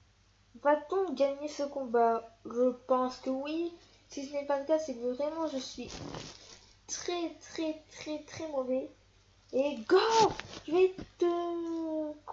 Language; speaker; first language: French; native; French